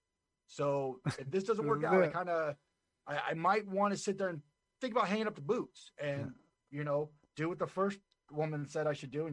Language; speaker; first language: English; native; English